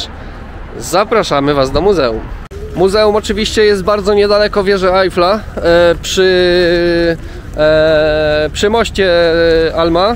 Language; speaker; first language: Polish; native; Polish